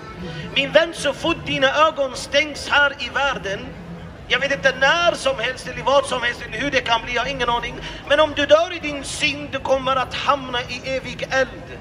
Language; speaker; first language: Swedish; non-native, fluent; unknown